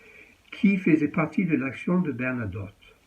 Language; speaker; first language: French; early bilingual, heritage; French